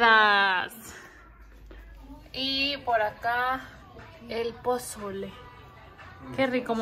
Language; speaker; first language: Spanish; native; Spanish